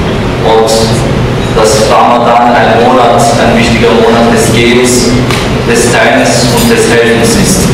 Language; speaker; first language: German; non-native, fluent; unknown